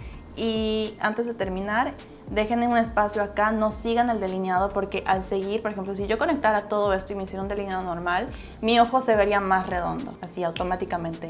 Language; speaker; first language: Spanish; native; Spanish